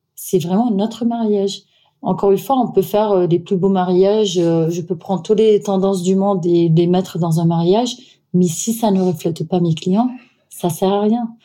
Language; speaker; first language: French; non-native, fluent; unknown